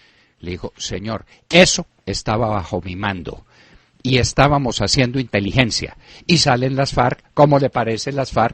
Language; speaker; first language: Spanish; native; Spanish